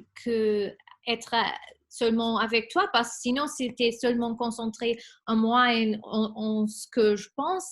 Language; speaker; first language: French; non-native, fluent; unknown